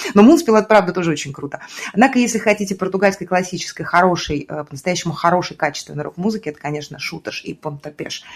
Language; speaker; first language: Russian; native; Russian